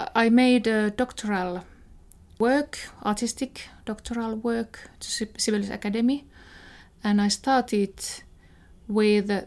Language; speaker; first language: English; non-native, fluent; Finnish